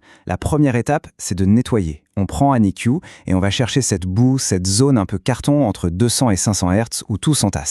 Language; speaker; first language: French; native; French